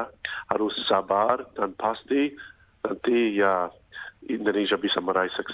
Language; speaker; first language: Indonesian; non-native, fluent; English